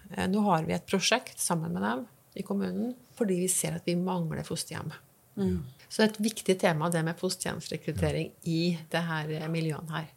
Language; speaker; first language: Norwegian; native; Norwegian